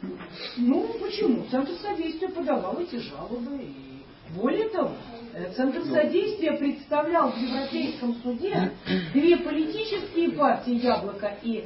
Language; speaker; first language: Russian; native; Russian